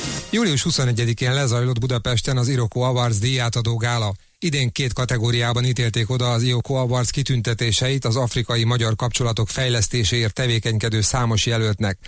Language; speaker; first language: Hungarian; native; Hungarian